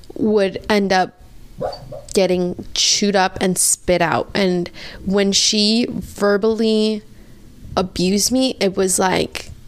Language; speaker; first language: English; native; English